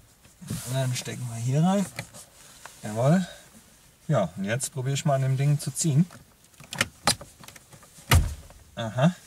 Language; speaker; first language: German; native; German